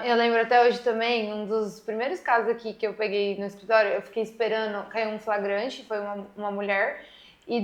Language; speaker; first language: Portuguese; native; Portuguese